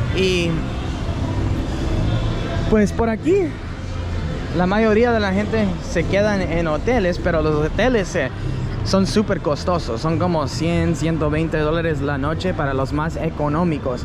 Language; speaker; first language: Spanish; non-native, fluent; English